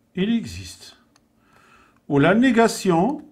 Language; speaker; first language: French; non-native, local second language; Arabic